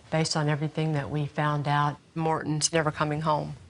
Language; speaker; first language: English; native; English